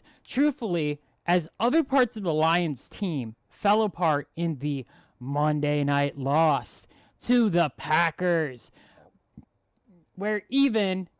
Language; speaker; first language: English; native; English